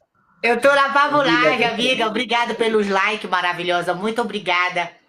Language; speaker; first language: Portuguese; native; Portuguese